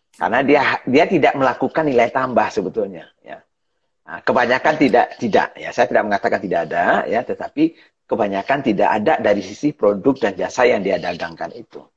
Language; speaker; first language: Indonesian; native; Indonesian